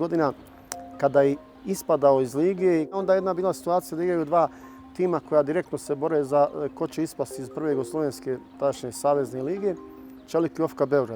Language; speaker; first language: Bosnian; native; Bosnian